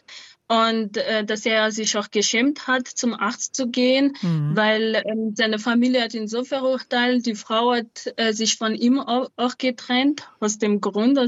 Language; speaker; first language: German; non-native, fluent; Malagasy